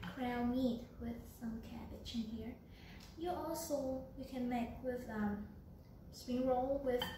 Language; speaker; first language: English; non-native, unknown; Vietnamese